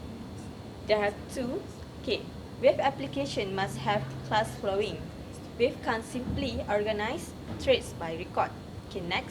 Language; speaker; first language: English; non-native, learner; Malay